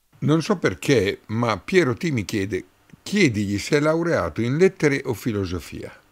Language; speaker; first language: Italian; native; Italian